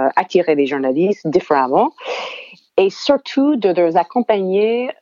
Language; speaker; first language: French; non-native, fluent; English